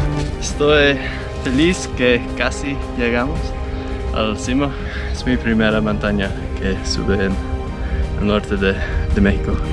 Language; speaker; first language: Spanish; non-native, learner; English